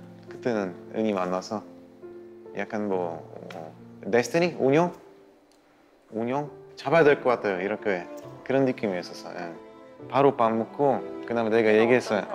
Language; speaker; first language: Korean; non-native, learner; Bulgarian